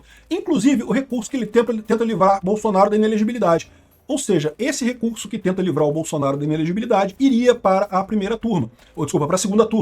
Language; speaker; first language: Portuguese; native; Portuguese